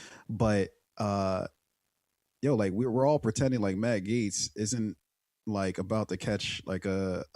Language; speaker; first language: English; native; English